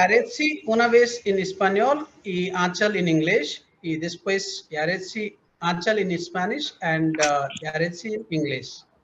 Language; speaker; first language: Spanish; non-native, fluent; Hindi